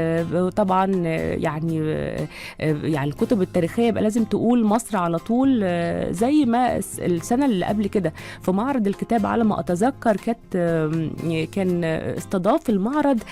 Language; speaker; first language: Arabic; native; Arabic